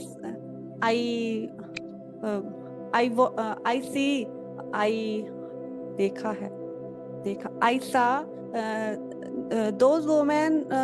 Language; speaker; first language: English; non-native, learner; Punjabi